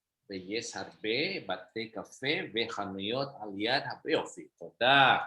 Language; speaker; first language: Hebrew; non-native, fluent; Indonesian